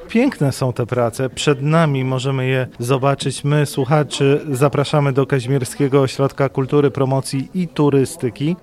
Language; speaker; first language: Polish; native; Polish